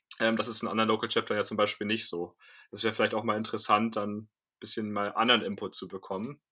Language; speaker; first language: German; native; German